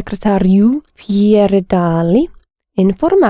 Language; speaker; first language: Russian; non-native, learner; English